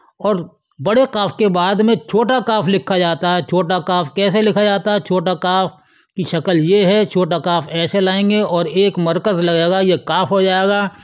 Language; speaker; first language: Hindi; native; Hindi